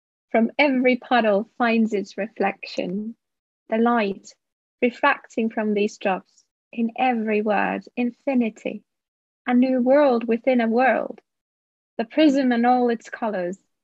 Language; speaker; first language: English; non-native, fluent; Finnish